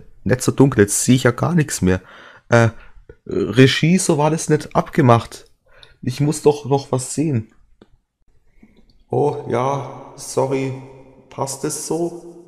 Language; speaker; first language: German; native; German